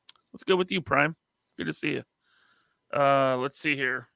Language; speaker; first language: English; native; English